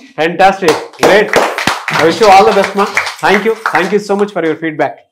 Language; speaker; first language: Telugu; native; Telugu